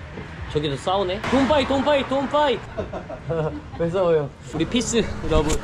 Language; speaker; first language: Korean; native; Korean